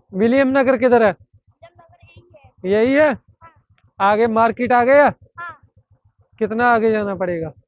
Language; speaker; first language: Hindi; non-native, local second language; Punjabi